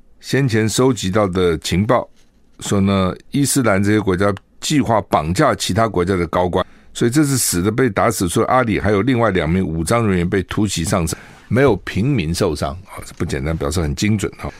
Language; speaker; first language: Chinese; native; Chinese